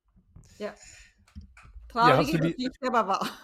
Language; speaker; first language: German; non-native, fluent; Spanish